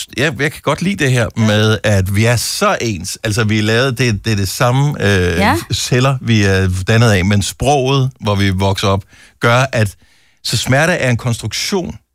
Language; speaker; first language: Danish; native; Danish